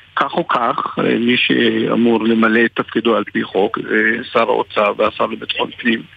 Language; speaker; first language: Hebrew; non-native, local second language; Arabic